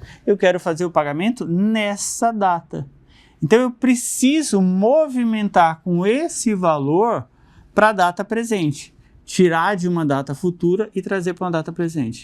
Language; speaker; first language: Portuguese; native; Portuguese